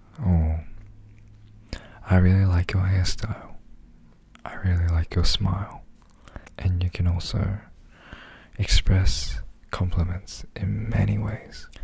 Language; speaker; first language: English; early bilingual, other home language; Korean